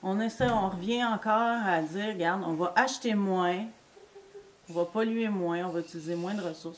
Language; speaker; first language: French; native; French